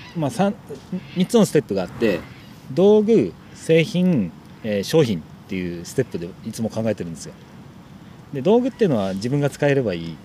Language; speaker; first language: Japanese; native; Japanese